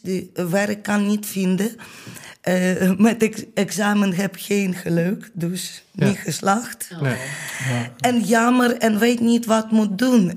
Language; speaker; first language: Dutch; non-native, learner; Ukrainian